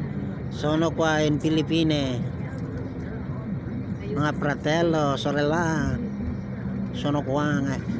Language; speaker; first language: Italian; non-native, learner; Filipino